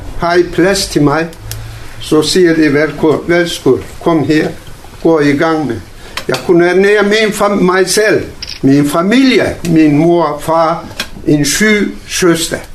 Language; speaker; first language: Danish; non-native, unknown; Turkish